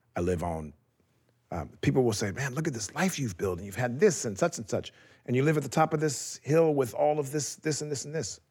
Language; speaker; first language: English; native; English